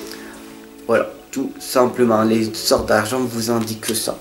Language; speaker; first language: French; native; French